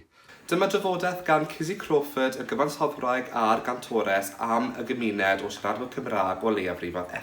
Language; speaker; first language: Welsh; native; Welsh